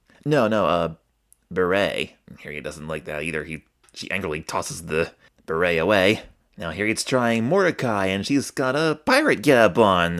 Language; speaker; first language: English; native; English